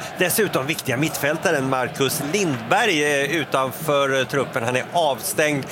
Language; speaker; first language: Swedish; native; Swedish